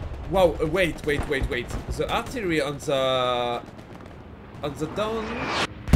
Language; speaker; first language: English; non-native, learner; French